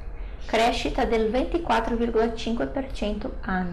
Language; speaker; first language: Italian; non-native, fluent; Portuguese